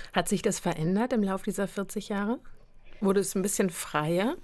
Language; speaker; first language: German; native; German